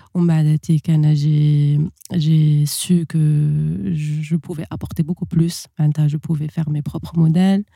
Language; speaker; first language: French; non-native, local second language; Arabic